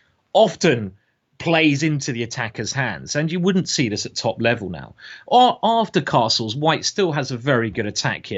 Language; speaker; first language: English; native; English